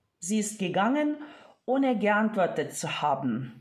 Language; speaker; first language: German; non-native, fluent; Ukrainian